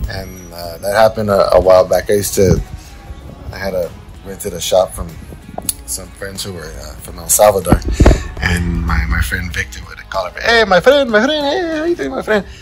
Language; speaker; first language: English; native; English